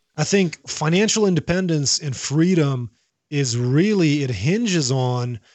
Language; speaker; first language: English; non-native, fluent; Arabic